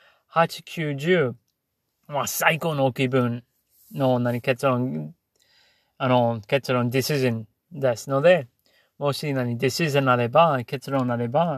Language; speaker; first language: Japanese; non-native, learner; English